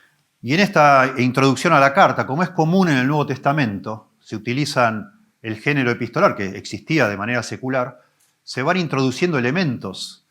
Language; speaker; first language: Spanish; native; Spanish